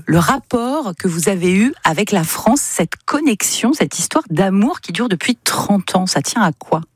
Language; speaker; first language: French; native; French